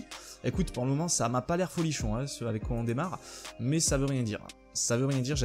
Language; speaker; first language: French; native; French